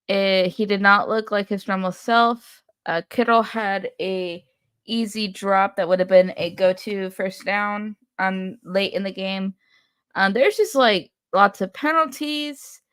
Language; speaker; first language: English; native; English